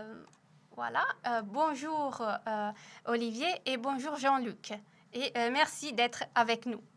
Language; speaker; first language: French; non-native, fluent; Italian